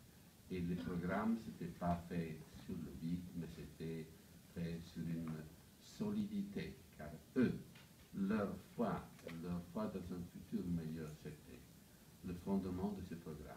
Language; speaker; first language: French; non-native, fluent; Italian